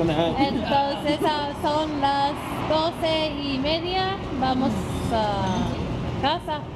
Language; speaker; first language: Spanish; non-native, fluent; Japanese